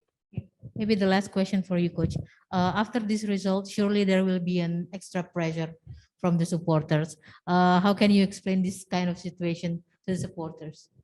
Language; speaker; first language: English; non-native, fluent; Indonesian